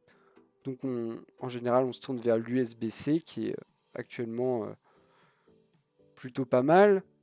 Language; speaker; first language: French; native; French